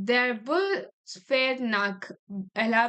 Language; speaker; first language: German; non-native, learner; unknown